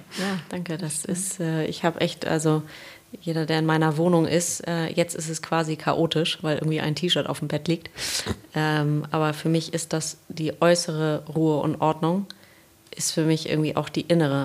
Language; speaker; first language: German; native; German